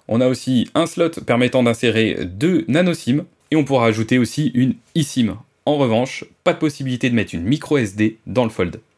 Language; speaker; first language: French; native; French